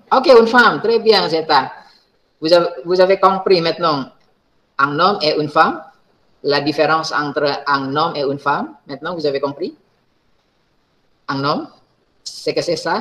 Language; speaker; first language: French; non-native, fluent; Indonesian